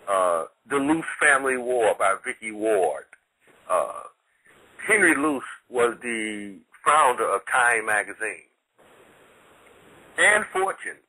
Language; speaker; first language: English; native; English